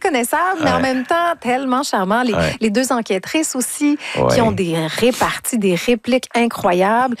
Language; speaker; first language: French; native; French